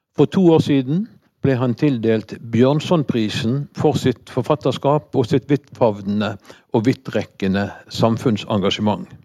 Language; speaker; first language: Norwegian; native; Norwegian